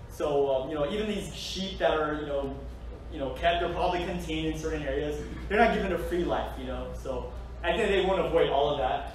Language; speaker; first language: English; native; English